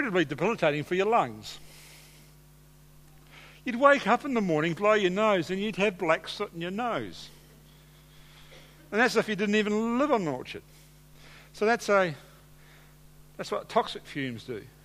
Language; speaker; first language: English; native; English